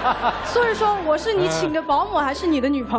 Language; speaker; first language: Chinese; native; Chinese